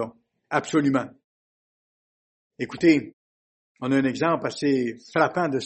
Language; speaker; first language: French; native; French